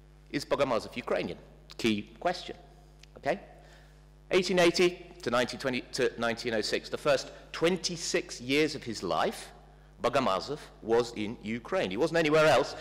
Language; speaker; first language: English; native; English